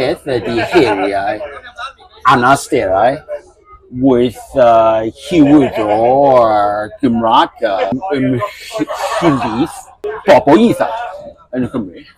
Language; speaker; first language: Welsh; non-native, learner; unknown